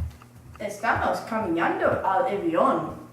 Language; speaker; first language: Spanish; non-native, learner; English